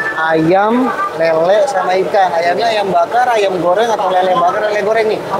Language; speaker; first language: Indonesian; native; Indonesian